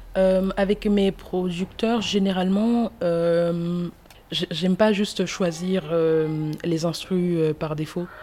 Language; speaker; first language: French; early bilingual, other home language; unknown